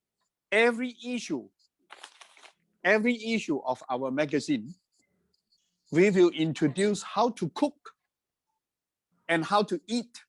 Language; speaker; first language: English; non-native, fluent; Cantonese